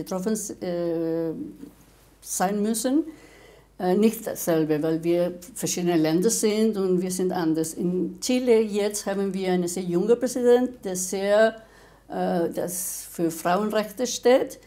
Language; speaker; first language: German; non-native, fluent; Spanish